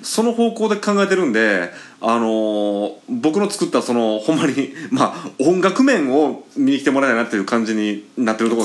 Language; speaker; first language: Japanese; native; Japanese